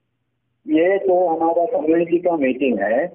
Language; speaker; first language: Hindi; non-native, local second language; Malayalam